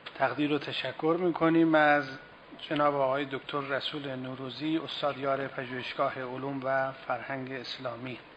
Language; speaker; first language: Persian; native; Persian